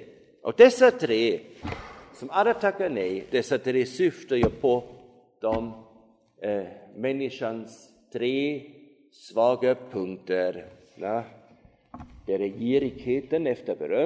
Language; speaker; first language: Swedish; non-native, fluent; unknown